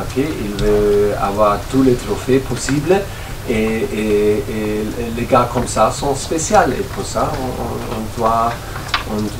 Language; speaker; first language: French; non-native, fluent; German